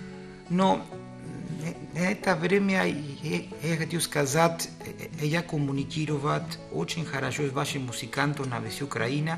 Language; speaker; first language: Russian; non-native, learner; Spanish